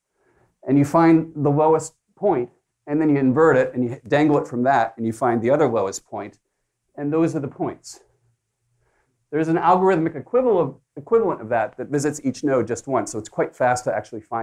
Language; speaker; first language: English; native; English